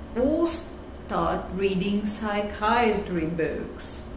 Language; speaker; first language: English; non-native, fluent; Greek